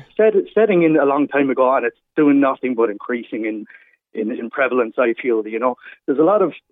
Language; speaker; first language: English; native; English